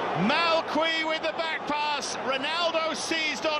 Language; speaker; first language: English; native; English